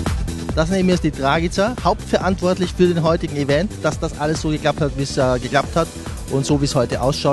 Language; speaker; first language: German; native; German